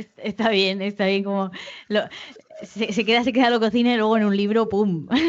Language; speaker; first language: Spanish; native; Spanish